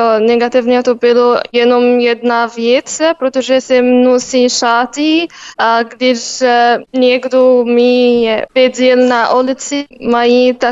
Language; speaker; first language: Czech; non-native, learner; Arabic